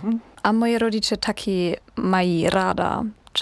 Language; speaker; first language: Czech; non-native, learner; German